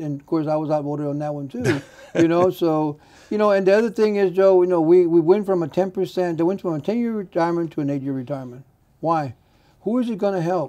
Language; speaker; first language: English; early bilingual, other home language; Spanish